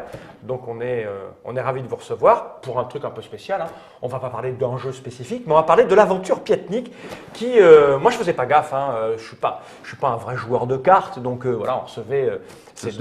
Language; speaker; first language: French; native; French